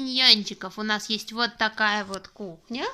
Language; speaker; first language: Russian; native; Russian